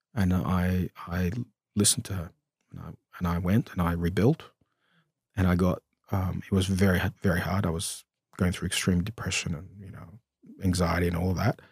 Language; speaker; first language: English; early bilingual, other home language; Romanian